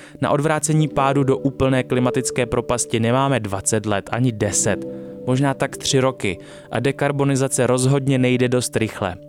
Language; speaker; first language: Czech; native; Czech